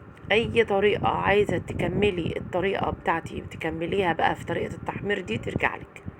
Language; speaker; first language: Arabic; native; Arabic